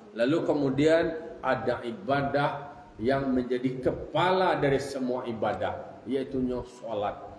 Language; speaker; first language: Malay; non-native, local second language; Minangkabau